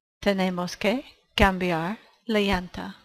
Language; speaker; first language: Spanish; non-native, fluent; English